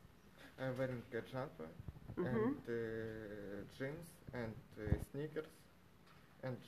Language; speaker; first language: English; non-native, learner; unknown